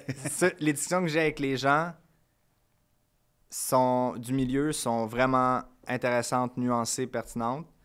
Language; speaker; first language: French; native; French